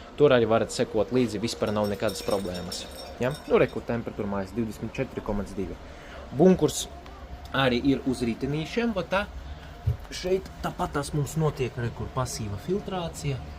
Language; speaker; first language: Latvian; non-native, local second language; Russian